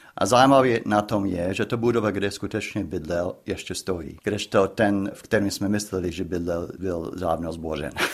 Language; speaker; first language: Czech; non-native, fluent; English